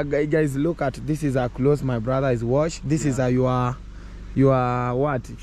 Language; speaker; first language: English; non-native, learner; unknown